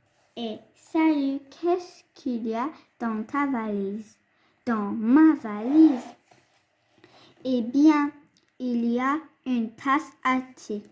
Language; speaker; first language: French; non-native, fluent; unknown